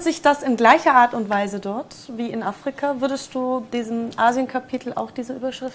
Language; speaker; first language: German; native; German